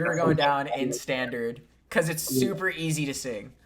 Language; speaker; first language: English; native; English